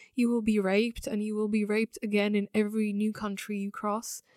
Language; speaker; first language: English; non-native, fluent; Slovak